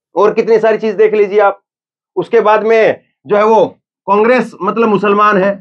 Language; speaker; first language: Hindi; native; Hindi